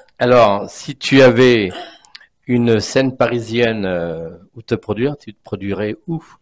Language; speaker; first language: French; native; French